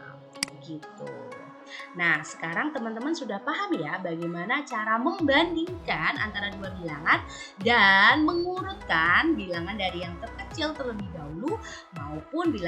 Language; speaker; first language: Indonesian; native; Indonesian